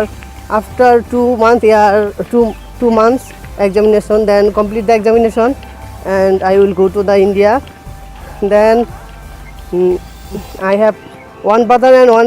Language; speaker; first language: English; non-native, learner; Bangla